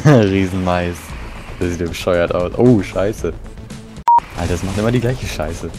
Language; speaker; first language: German; native; German